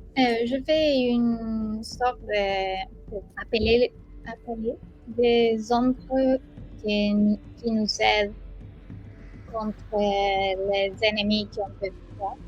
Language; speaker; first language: French; non-native, learner; Spanish